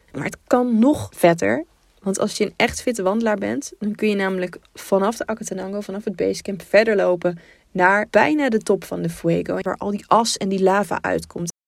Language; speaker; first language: Dutch; native; Dutch